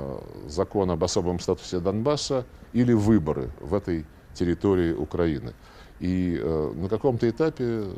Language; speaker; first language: Russian; native; Russian